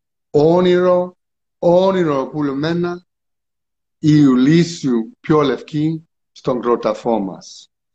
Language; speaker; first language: Greek; early bilingual, other home language; English